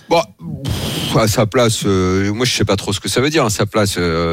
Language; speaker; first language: French; native; French